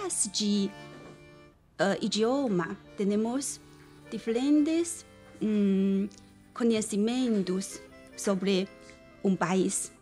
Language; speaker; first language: Portuguese; non-native, learner; Chinese